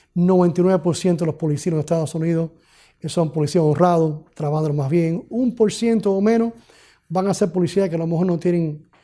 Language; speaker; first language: Spanish; early bilingual, heritage; Spanish